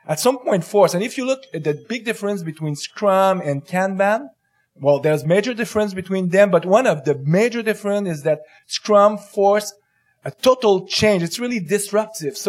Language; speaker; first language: English; non-native, fluent; French